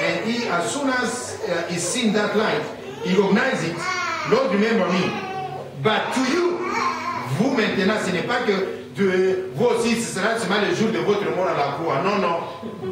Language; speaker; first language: English; non-native, fluent; Lingala